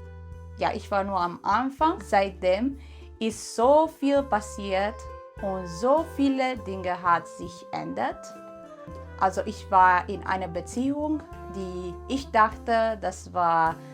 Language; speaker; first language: German; non-native, learner; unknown